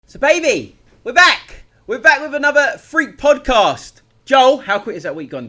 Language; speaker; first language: English; native; English